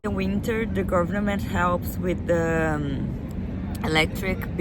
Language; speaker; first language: English; non-native, fluent; Portuguese